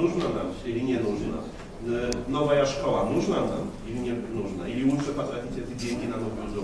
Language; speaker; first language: Russian; non-native, fluent; Polish